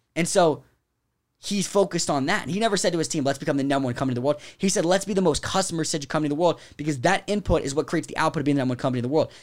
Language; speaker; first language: English; native; English